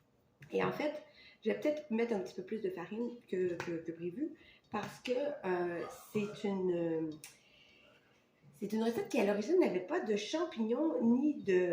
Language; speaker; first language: French; native; French